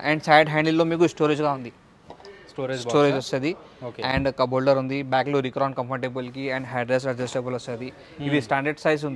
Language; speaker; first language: Telugu; non-native, local second language; Urdu